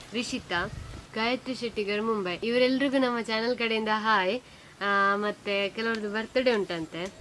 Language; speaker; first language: Kannada; native; Kannada